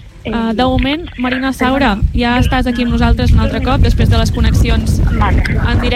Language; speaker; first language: Catalan; native; Catalan